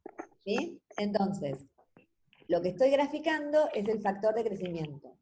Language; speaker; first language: Spanish; native; Spanish